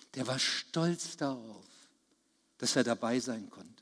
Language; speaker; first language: German; native; German